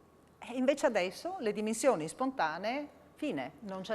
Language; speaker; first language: Italian; native; Italian